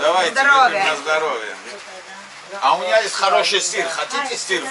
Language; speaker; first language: Russian; non-native, learner; English